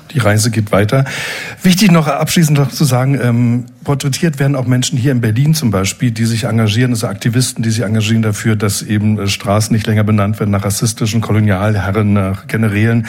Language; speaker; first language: German; native; German